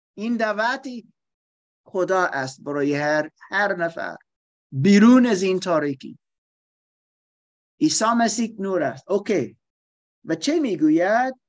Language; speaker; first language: Persian; non-native, learner; German